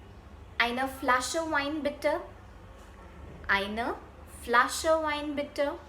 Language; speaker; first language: German; non-native, fluent; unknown